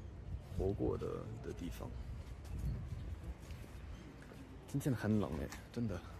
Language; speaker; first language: Chinese; non-native, learner; English